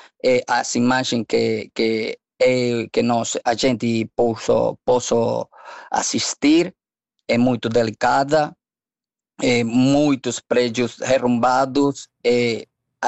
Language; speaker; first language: Portuguese; non-native, fluent; Spanish